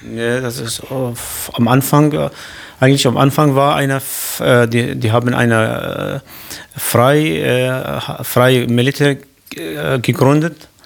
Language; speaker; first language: German; non-native, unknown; Kurdish